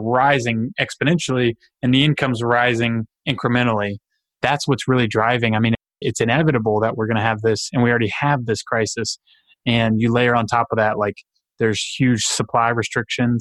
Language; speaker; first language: English; native; English